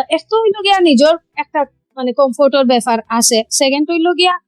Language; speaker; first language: Bangla; non-native, local second language; Sylheti